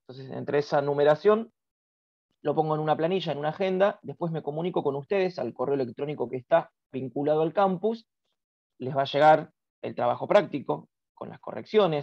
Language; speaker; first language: Spanish; native; Spanish